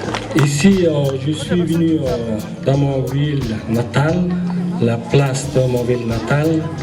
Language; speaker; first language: French; non-native, learner; Mongolian